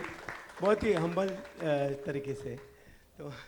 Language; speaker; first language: Hindi; native; Hindi